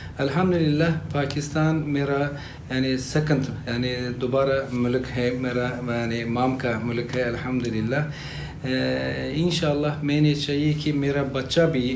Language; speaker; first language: Hindi; non-native, learner; Turkish